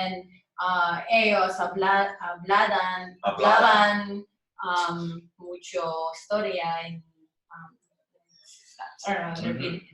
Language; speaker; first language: Spanish; non-native, learner; English